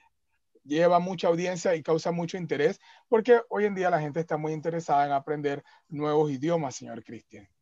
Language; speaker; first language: Spanish; native; Spanish